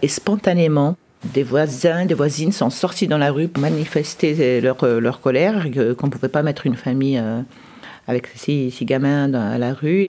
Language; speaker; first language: French; early bilingual, other home language; Arabic